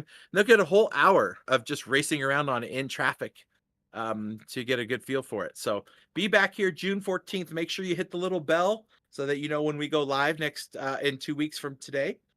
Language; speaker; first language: English; native; English